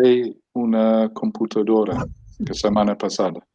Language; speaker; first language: Spanish; non-native, learner; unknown